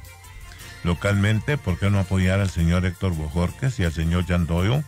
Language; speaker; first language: Spanish; native; Spanish